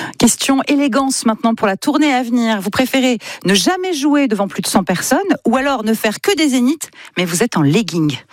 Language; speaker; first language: French; native; French